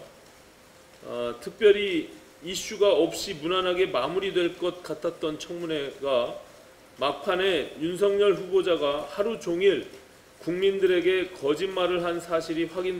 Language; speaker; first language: Korean; native; Korean